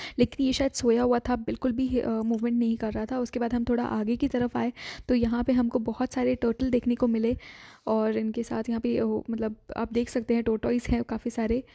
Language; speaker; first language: Hindi; native; Hindi